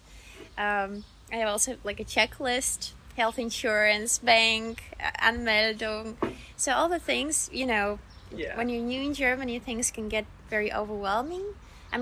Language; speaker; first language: English; non-native, fluent; Russian